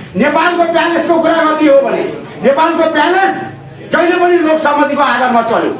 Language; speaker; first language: Nepali; native; Nepali